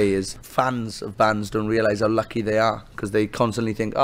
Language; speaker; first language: English; native; English